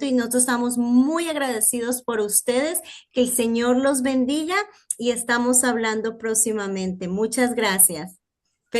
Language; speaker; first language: Spanish; native; Spanish